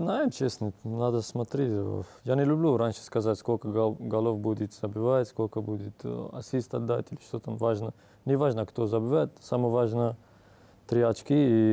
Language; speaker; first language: Russian; non-native, learner; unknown